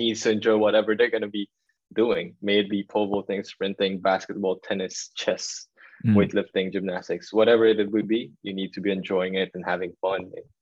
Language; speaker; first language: English; non-native, local second language; Filipino